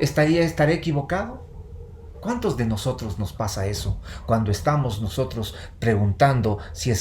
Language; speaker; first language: Spanish; native; Spanish